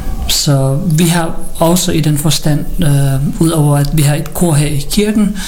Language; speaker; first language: Danish; non-native, fluent; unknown